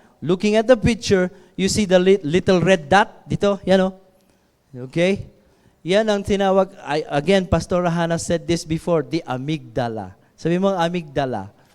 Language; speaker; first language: Filipino; non-native, local second language; Iloko